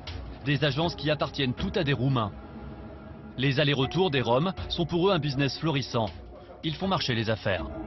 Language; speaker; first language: French; native; French